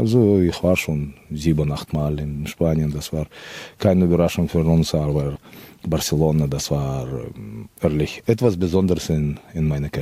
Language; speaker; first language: German; non-native, fluent; Russian